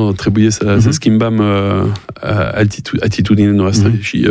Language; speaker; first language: Romanian; non-native, learner; French